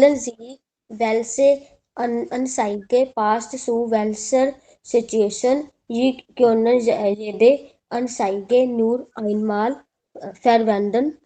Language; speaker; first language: German; non-native, learner; Hindi